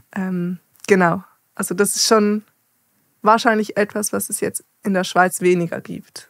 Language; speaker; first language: German; native; German